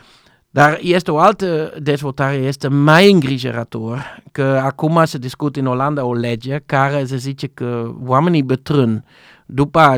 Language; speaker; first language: Romanian; non-native, learner; Dutch